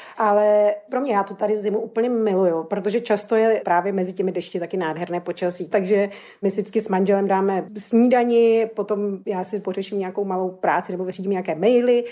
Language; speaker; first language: Czech; native; Czech